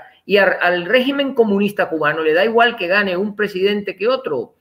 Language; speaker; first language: Spanish; native; Spanish